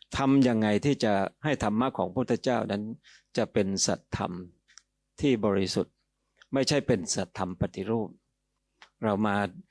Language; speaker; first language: Thai; native; Thai